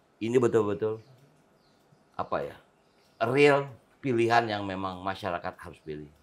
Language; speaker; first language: Indonesian; native; Indonesian